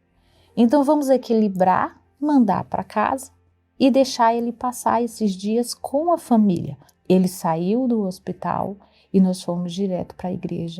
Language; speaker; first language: Portuguese; native; Portuguese